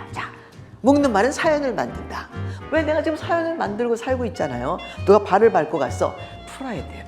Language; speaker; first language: Korean; early bilingual, heritage; Korean